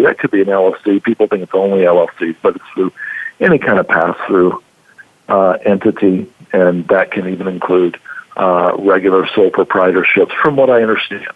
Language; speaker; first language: English; native; English